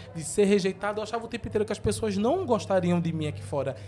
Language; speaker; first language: Portuguese; native; Portuguese